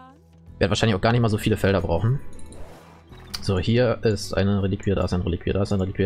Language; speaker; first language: German; native; German